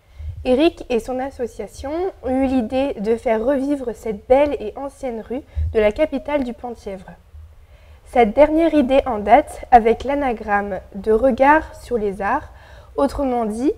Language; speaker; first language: French; native; French